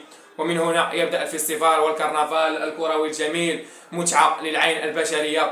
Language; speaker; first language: Arabic; native; Arabic